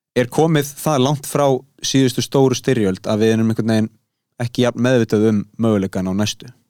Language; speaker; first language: Icelandic; native; Icelandic